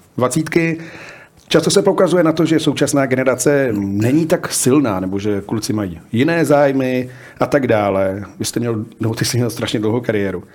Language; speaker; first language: Czech; native; Czech